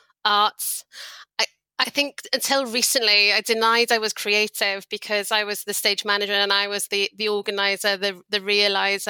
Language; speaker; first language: English; native; English